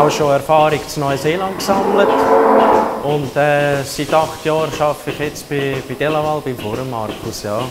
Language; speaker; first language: German; early bilingual, heritage; German